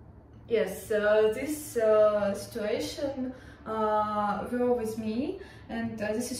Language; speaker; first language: English; non-native, learner; Russian